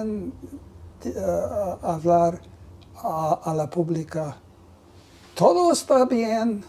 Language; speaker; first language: Spanish; non-native, learner; English